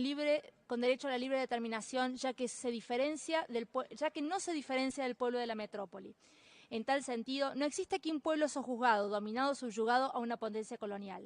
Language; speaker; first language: Spanish; native; Spanish